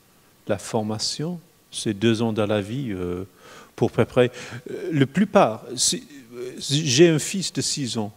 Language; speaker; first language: French; non-native, fluent; English